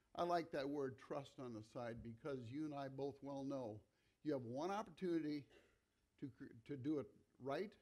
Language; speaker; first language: English; native; English